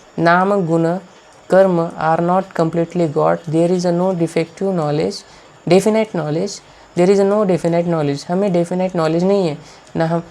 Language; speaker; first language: Hindi; non-native, local second language; Marathi